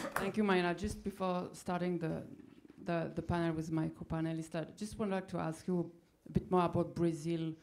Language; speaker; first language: English; non-native, fluent; French